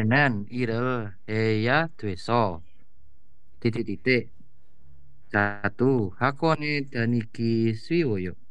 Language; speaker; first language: Korean; non-native, learner; Indonesian